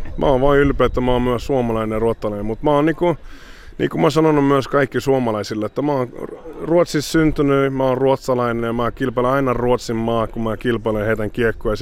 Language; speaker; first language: Finnish; early bilingual, heritage; Swedish